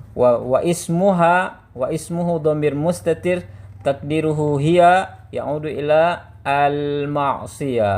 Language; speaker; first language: Arabic; non-native, fluent; Indonesian